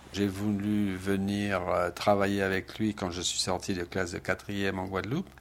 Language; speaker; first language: French; native; French